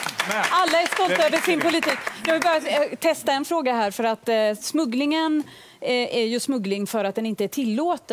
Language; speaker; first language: Swedish; native; Swedish